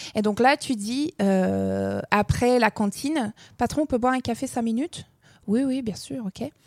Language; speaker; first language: French; non-native, fluent; English